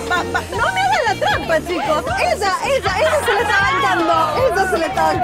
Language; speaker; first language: Spanish; native; Spanish